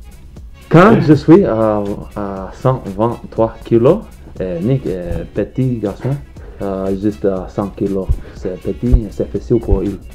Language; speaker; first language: French; non-native, learner; English